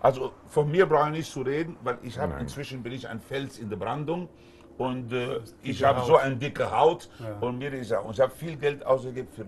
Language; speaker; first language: German; non-native, fluent; Spanish